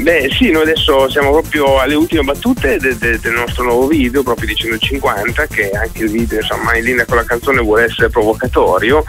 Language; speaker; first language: Italian; native; Italian